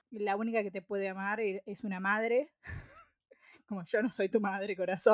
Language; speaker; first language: Spanish; native; Spanish